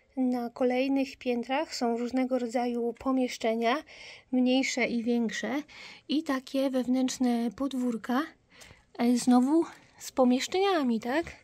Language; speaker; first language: Polish; native; Polish